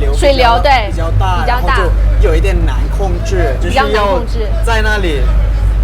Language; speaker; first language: Chinese; non-native, fluent; Thai